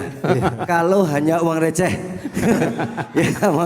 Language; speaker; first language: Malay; non-native, local second language; Javanese